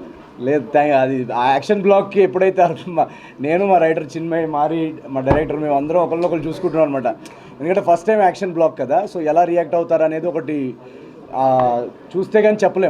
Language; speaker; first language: Telugu; native; Telugu